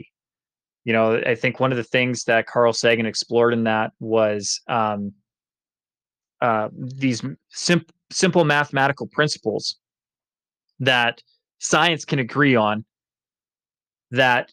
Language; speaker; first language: English; native; English